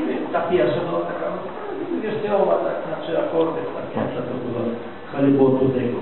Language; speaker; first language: Polish; non-native, learner; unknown